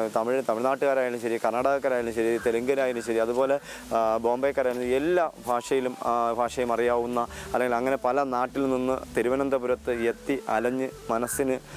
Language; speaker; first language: Malayalam; native; Malayalam